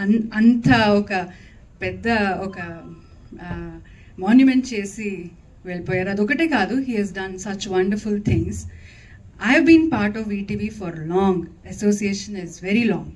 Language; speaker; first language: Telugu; non-native, learner; Kannada